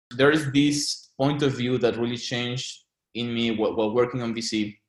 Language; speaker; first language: English; non-native, fluent; Spanish